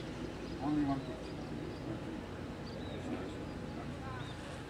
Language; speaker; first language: English; non-native, learner; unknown